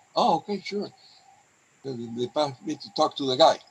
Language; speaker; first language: English; non-native, fluent; Spanish